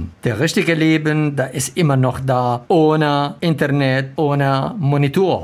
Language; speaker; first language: German; non-native, learner; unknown